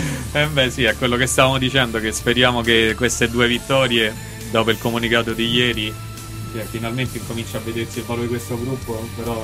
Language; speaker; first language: Italian; native; Italian